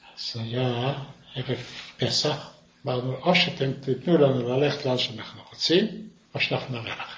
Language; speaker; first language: Hebrew; non-native, fluent; Yiddish